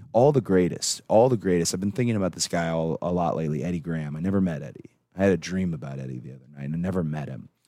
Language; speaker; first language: English; native; English